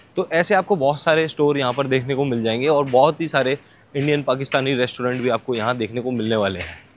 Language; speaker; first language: Hindi; native; Hindi